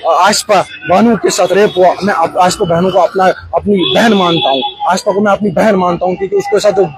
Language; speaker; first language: Hindi; non-native, local second language; Kashmiri